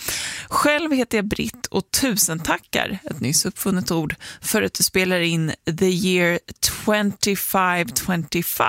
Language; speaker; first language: Swedish; native; Swedish